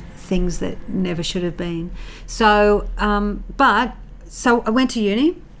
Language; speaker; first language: English; native; English